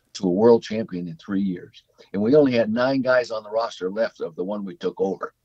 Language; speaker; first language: English; native; English